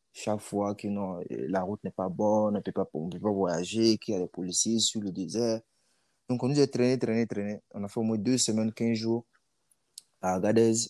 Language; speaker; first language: French; non-native, local second language; Mossi